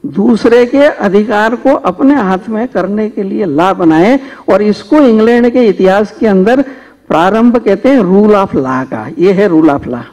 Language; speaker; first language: Hindi; native; Hindi